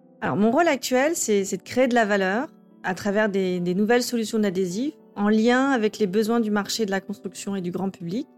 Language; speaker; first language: French; native; French